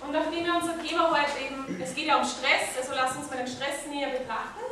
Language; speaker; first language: German; native; German